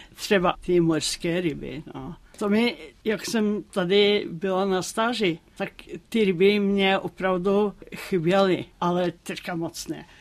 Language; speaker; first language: Czech; non-native, fluent; Norwegian